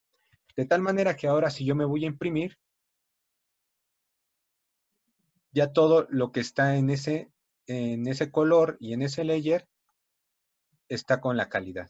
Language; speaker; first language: Spanish; native; Spanish